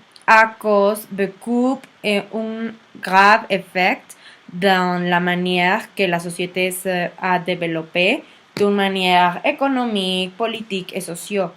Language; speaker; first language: French; non-native, learner; Spanish